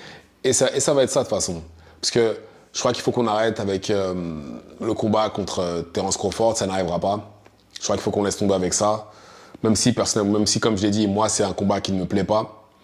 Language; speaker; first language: French; native; French